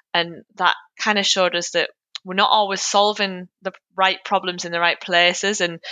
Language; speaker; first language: English; native; English